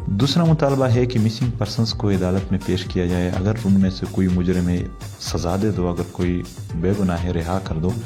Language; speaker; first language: Urdu; non-native, local second language; Pashto